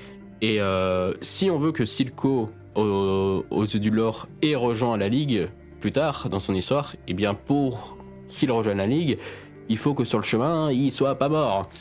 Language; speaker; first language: French; native; French